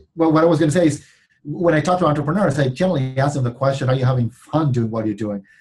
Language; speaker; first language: English; non-native, fluent; Spanish